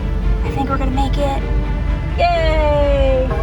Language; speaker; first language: English; native; English